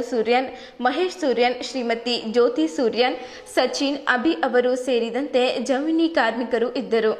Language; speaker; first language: Kannada; native; Kannada